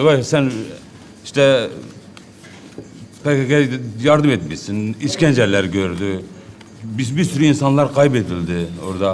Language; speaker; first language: Turkish; non-native, local second language; Kurdish